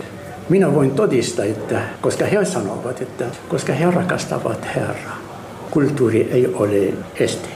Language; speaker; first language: Finnish; non-native, learner; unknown